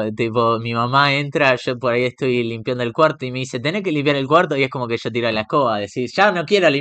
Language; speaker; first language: Spanish; native; Spanish